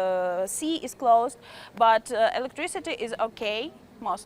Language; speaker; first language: English; non-native, fluent; Ukrainian